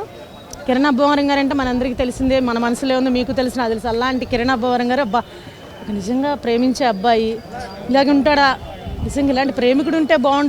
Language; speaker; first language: Telugu; native; Telugu